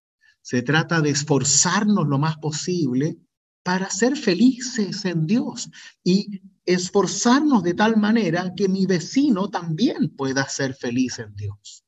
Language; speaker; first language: Spanish; native; Spanish